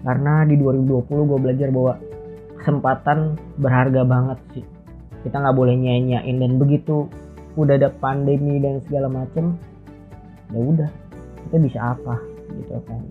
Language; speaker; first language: Indonesian; native; Indonesian